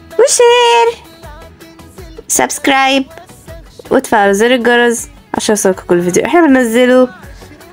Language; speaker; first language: Arabic; native; Arabic